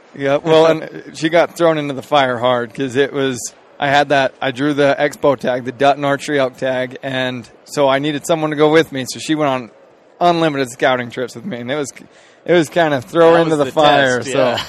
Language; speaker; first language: English; native; English